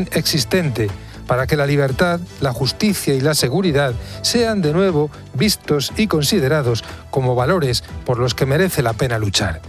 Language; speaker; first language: Spanish; native; Spanish